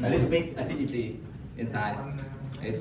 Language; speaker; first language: English; non-native, learner; Vietnamese